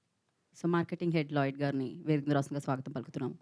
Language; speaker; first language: Telugu; native; Telugu